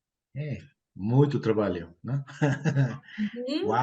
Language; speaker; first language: Portuguese; non-native, fluent; Spanish